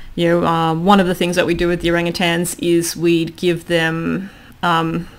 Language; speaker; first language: English; native; English